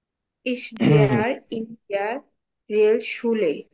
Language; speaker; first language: German; non-native, learner; Bangla